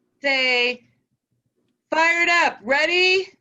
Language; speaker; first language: English; native; English